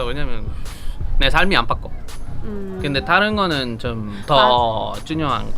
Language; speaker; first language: Korean; non-native, learner; Spanish